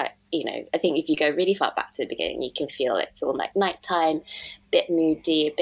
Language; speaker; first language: English; native; English